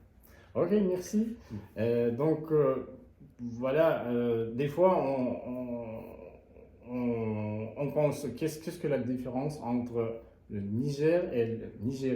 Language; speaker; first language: French; non-native, learner; Kazakh